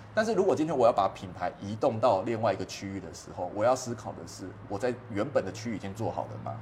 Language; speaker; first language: Chinese; native; Chinese